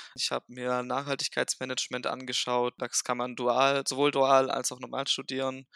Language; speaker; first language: German; native; German